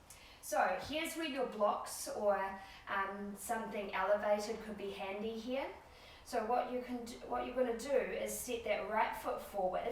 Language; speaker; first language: English; native; English